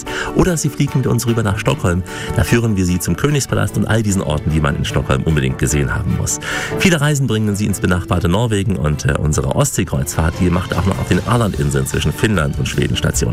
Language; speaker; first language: German; native; German